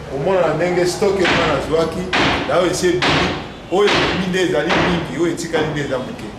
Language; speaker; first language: Lingala; native; Lingala